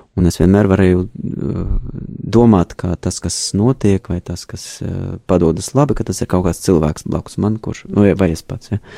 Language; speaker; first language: Latvian; non-native, fluent; Russian